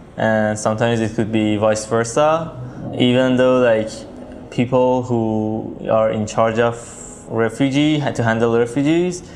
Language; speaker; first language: English; non-native, fluent; Persian